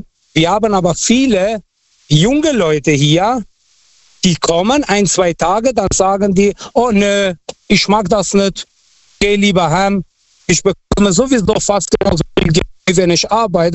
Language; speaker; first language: German; non-native, fluent; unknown